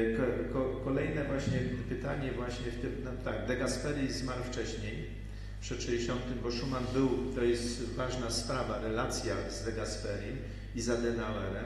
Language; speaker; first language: Polish; native; Polish